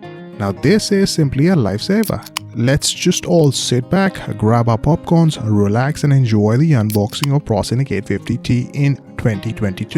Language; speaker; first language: English; non-native, local second language; Hindi